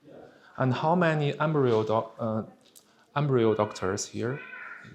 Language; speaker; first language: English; non-native, learner; Chinese